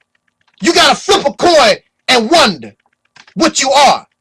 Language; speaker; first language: English; native; English